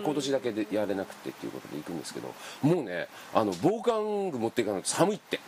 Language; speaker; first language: Japanese; native; Japanese